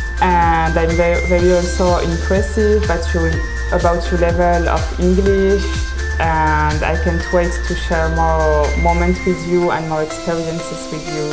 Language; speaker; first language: English; non-native, fluent; French